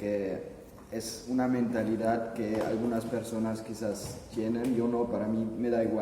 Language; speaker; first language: Spanish; non-native, fluent; German